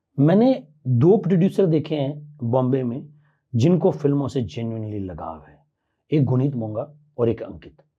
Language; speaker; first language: Hindi; native; Hindi